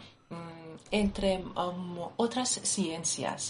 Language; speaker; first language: Spanish; non-native, fluent; Persian